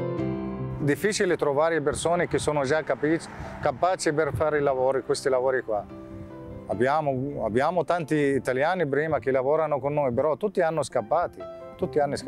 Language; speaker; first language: Italian; non-native, fluent; Arabic